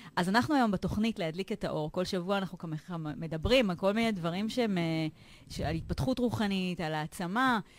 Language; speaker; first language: Hebrew; native; Hebrew